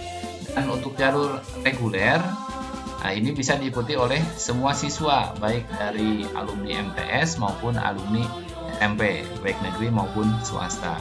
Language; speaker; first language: Indonesian; native; Indonesian